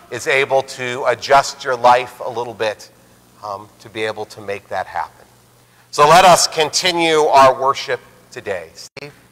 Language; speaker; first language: English; native; English